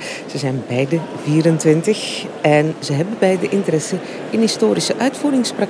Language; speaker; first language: Dutch; native; Dutch